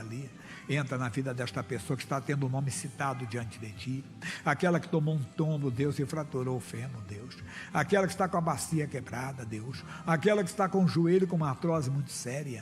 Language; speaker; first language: Portuguese; native; Portuguese